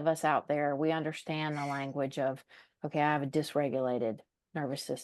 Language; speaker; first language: English; native; English